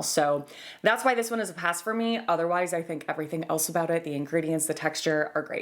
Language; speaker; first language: English; native; English